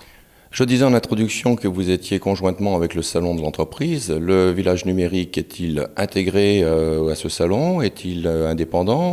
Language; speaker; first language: French; native; French